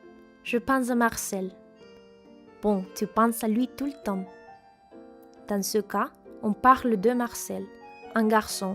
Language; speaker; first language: French; non-native, fluent; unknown